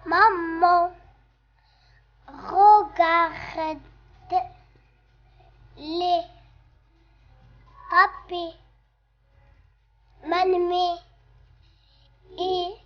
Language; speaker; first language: French; non-native, learner; Arabic